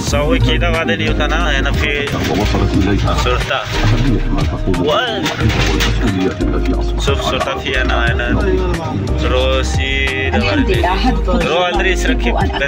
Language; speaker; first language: Arabic; non-native, learner; Nepali